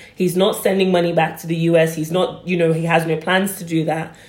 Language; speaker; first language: English; native; English